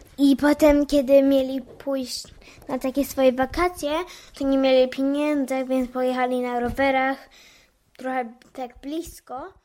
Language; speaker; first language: Polish; early bilingual, heritage; Polish